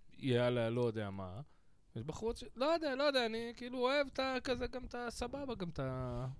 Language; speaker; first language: Hebrew; native; Hebrew